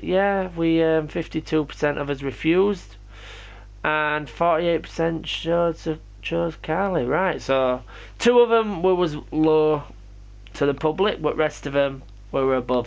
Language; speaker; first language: English; native; English